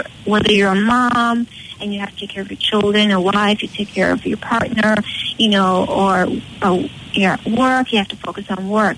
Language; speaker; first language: English; native; English